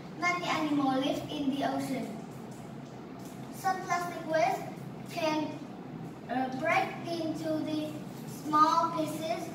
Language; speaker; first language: English; non-native, learner; Vietnamese